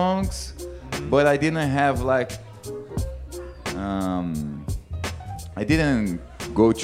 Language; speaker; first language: English; non-native, fluent; Portuguese